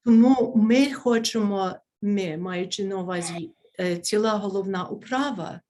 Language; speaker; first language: Ukrainian; early bilingual, heritage; Ukrainian